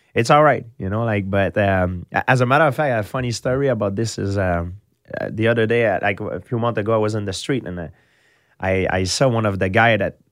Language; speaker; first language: English; non-native, fluent; French